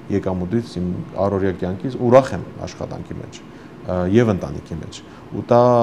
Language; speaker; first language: Armenian; early bilingual, heritage; Armenian